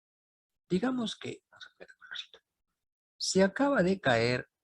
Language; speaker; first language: Spanish; native; Spanish